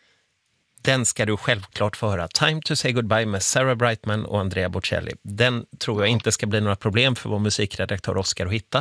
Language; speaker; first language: Swedish; native; Swedish